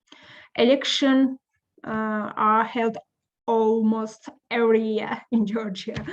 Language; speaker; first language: English; non-native, fluent; Azerbaijani